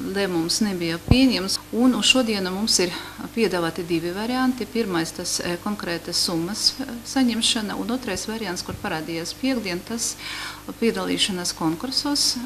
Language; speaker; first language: Latvian; non-native, local second language; Russian